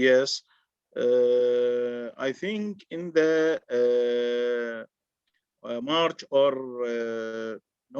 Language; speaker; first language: English; non-native, learner; Arabic